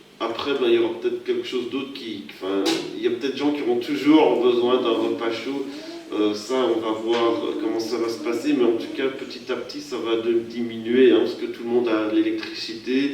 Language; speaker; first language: French; native; French